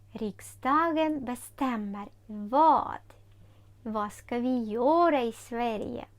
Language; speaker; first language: Swedish; non-native, fluent; Ukrainian